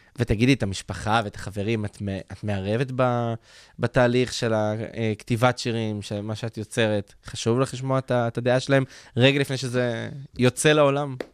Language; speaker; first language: Hebrew; native; Hebrew